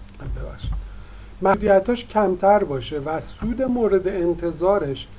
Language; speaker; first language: Persian; native; Persian